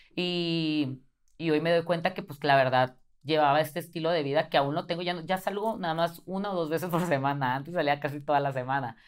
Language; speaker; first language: Spanish; native; Spanish